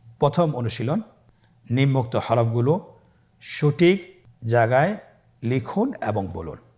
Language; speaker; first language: Bangla; native; Bangla